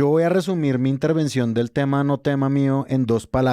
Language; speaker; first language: Spanish; native; Spanish